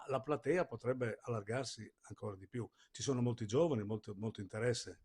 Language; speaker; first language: Italian; native; Italian